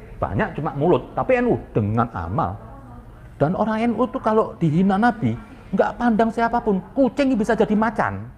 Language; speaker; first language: Indonesian; native; Indonesian